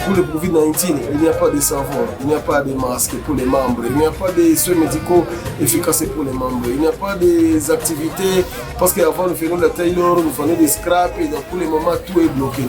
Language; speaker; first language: French; non-native, local second language; Swahili